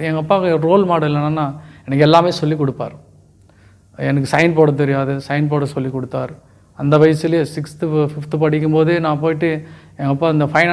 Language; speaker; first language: Tamil; native; Tamil